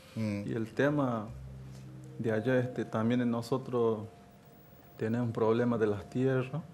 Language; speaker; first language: Spanish; native; Spanish